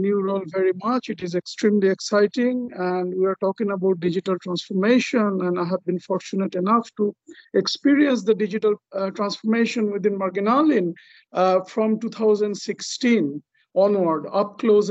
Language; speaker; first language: English; non-native, local second language; Bangla